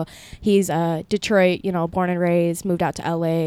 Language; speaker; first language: English; early bilingual, other home language; Spanish